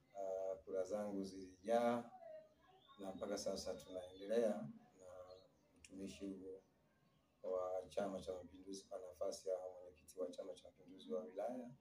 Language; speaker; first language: Swahili; non-native, local second language; Sukuma